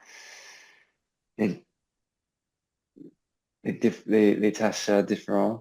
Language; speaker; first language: French; non-native, learner; English